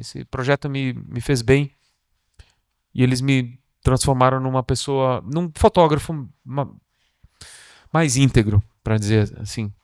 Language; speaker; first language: Portuguese; native; Portuguese